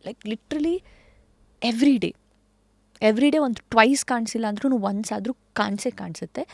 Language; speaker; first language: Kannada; non-native, local second language; Tulu